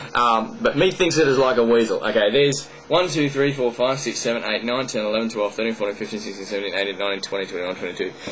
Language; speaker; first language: English; native; English